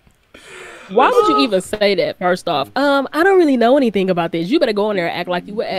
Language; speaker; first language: English; native; English